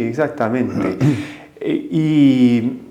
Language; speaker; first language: Spanish; non-native, fluent; English